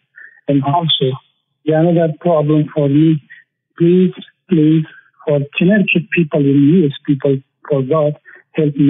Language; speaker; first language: English; non-native, learner; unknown